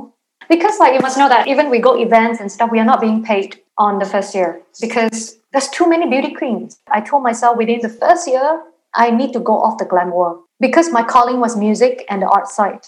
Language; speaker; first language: English; non-native, local second language; Chinese